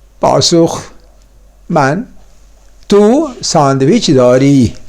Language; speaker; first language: Persian; non-native, fluent; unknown